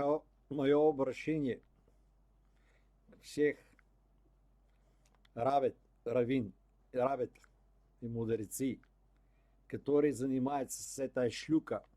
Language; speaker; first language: Russian; non-native, learner; Bulgarian